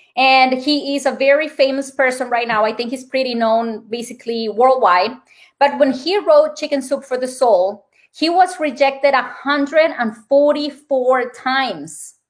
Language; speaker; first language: English; non-native, fluent; Spanish